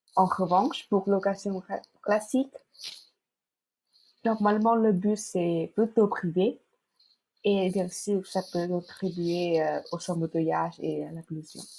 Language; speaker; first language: French; non-native, fluent; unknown